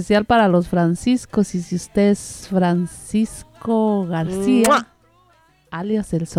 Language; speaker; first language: Spanish; native; Spanish